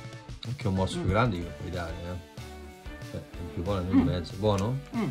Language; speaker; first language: Italian; native; Italian